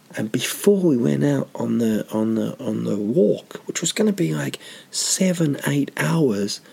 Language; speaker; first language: English; native; English